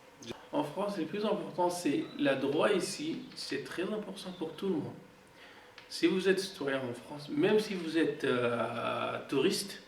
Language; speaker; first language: French; non-native, fluent; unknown